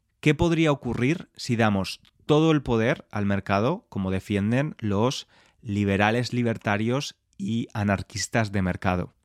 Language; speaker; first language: Spanish; native; Spanish